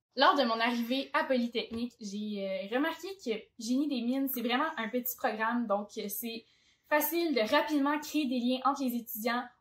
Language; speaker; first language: French; native; French